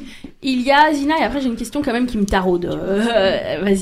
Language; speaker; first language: French; native; French